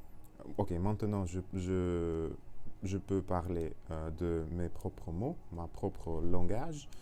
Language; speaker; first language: French; non-native, learner; Russian